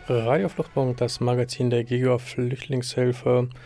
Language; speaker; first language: German; native; German